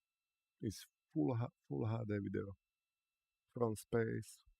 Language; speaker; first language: English; non-native, learner; Slovak